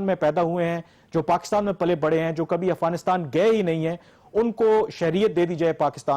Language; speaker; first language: Urdu; native; Urdu